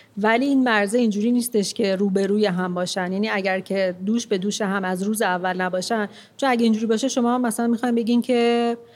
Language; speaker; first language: Persian; non-native, local second language; Armenian